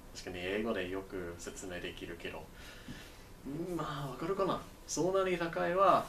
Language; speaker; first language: Japanese; non-native, learner; English